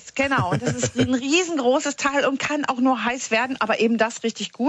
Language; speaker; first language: German; native; German